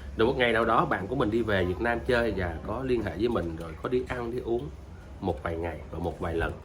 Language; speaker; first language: Vietnamese; native; Vietnamese